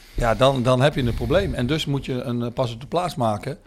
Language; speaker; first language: Dutch; native; Dutch